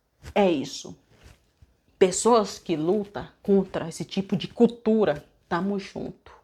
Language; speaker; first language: Portuguese; non-native, local second language; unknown